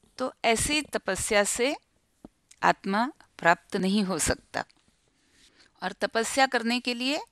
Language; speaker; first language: Hindi; non-native, local second language; Marathi